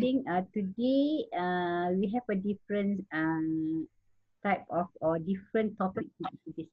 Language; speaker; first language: English; non-native, fluent; Malay